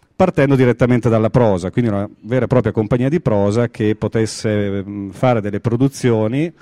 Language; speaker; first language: Italian; native; Italian